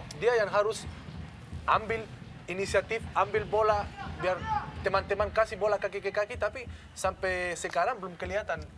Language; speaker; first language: Indonesian; non-native, fluent; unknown